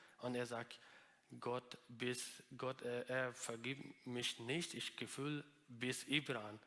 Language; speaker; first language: German; non-native, learner; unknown